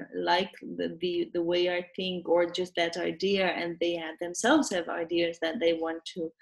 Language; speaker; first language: English; non-native, fluent; Dutch